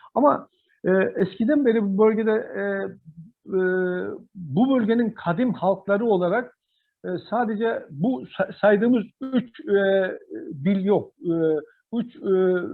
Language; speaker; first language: Turkish; non-native, local second language; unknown